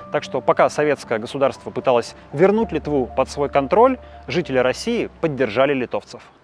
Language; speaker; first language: Russian; native; Russian